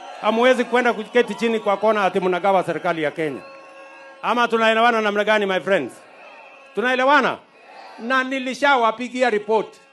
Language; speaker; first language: Swahili; non-native, local second language; Kalenjin